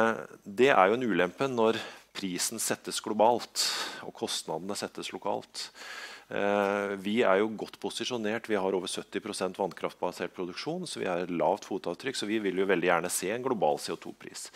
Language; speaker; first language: Norwegian; native; Norwegian